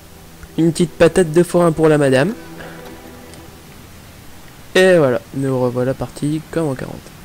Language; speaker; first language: French; native; French